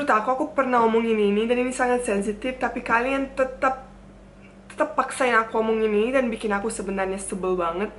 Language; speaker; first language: Indonesian; non-native, fluent; Bosnian